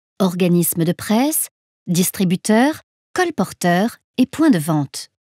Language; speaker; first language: French; native; French